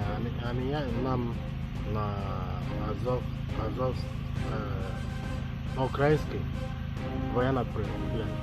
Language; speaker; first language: Russian; non-native, learner; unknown